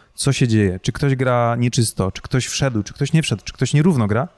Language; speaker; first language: Polish; native; Polish